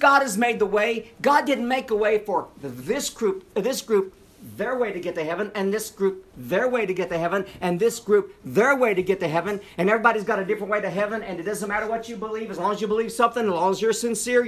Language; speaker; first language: English; native; English